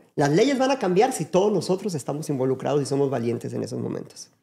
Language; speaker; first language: Spanish; native; Spanish